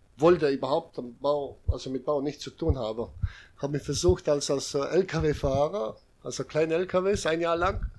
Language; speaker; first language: German; non-native, fluent; Serbian